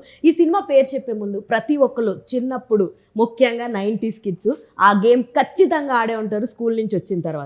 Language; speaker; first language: Telugu; native; Telugu